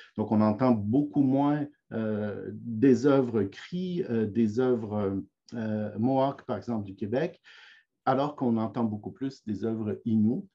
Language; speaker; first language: French; native; French